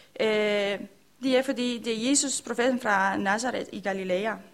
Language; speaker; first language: Danish; non-native, learner; Romanian